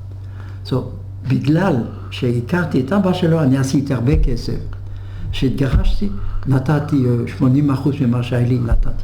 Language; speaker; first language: Hebrew; non-native, fluent; French